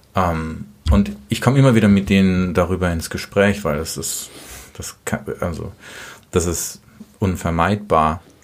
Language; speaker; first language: German; native; German